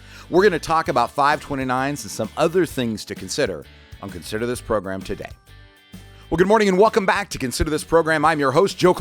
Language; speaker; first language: English; native; English